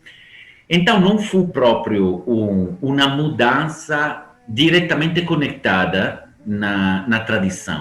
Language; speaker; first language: Portuguese; non-native, fluent; Italian